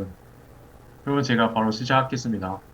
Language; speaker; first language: Korean; early bilingual, heritage; English